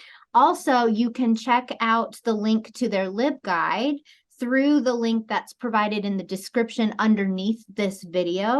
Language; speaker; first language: English; native; English